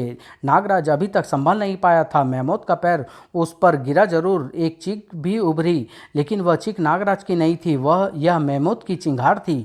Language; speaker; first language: Hindi; native; Hindi